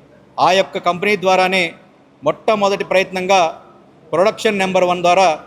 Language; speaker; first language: Telugu; native; Telugu